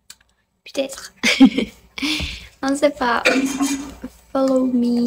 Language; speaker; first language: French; non-native, learner; Spanish